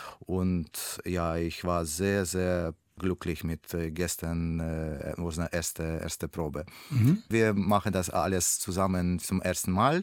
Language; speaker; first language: German; non-native, learner; Russian